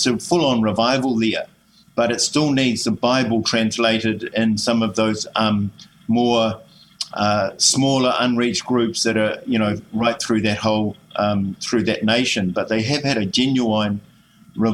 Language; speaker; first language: English; native; English